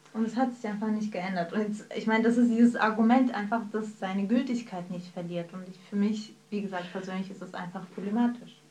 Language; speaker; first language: German; early bilingual, other home language; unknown